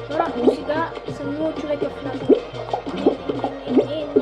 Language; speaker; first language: Bulgarian; native; Bulgarian